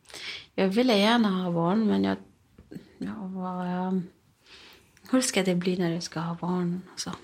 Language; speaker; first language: Swedish; non-native, learner; Arabic